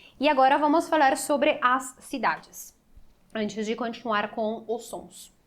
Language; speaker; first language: Portuguese; non-native, fluent; Italian